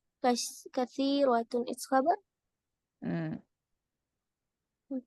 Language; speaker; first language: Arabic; non-native, learner; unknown